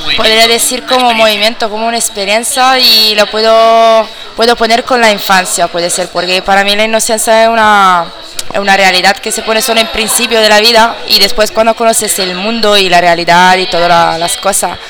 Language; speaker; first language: Spanish; non-native, learner; Italian